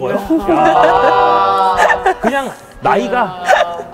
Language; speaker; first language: Korean; native; Korean